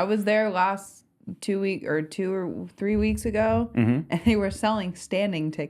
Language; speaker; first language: English; native; English